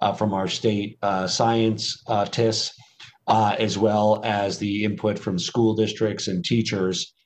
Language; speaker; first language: English; native; English